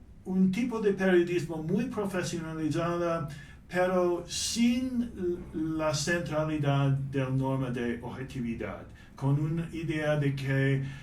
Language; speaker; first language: Spanish; non-native, fluent; English